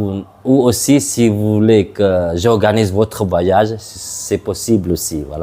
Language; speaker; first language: French; non-native, fluent; Madurese